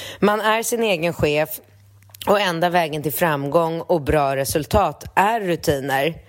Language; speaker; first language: Swedish; early bilingual, other home language; Polish